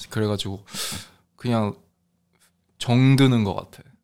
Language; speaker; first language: Korean; early bilingual, heritage; Korean